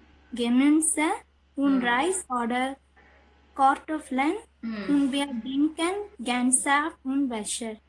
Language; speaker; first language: German; non-native, learner; Tamil